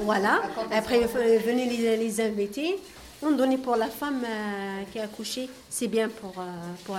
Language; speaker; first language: French; non-native, learner; Arabic